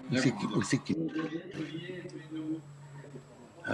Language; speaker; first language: French; native; French